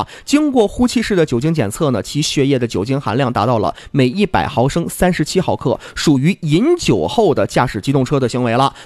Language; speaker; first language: Chinese; native; Chinese